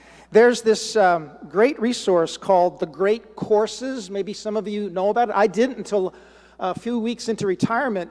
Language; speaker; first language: English; native; English